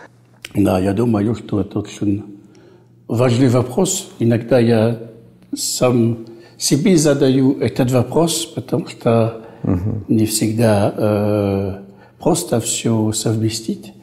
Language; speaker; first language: Russian; non-native, fluent; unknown